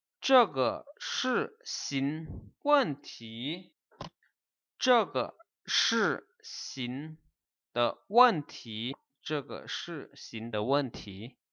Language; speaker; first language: Chinese; non-native, fluent; Lao